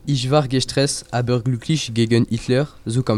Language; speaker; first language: German; non-native, learner; French